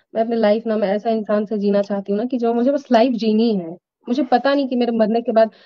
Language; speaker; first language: Hindi; native; Hindi